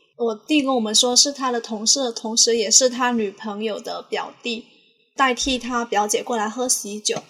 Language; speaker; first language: Chinese; native; Chinese